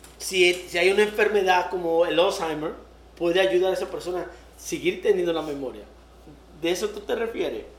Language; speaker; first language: Spanish; early bilingual, heritage; Spanish